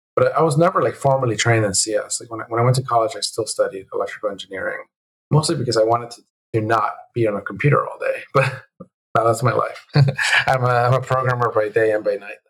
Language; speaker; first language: English; early bilingual, other home language; Spanish